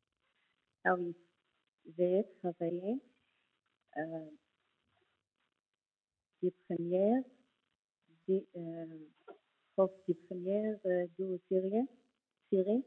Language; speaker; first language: French; non-native, learner; Arabic